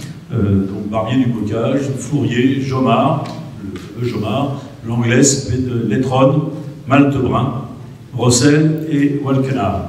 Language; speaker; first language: French; native; French